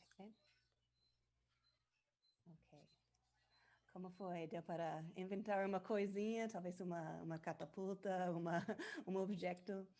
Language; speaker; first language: Portuguese; non-native, learner; English